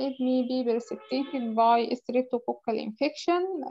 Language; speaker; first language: English; non-native, fluent; Arabic